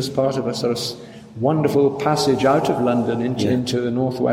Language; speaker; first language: English; native; English